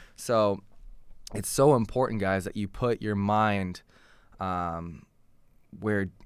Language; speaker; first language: English; native; English